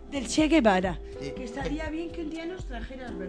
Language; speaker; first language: Spanish; native; Spanish